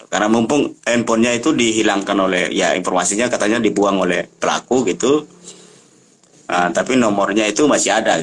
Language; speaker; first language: Indonesian; native; Indonesian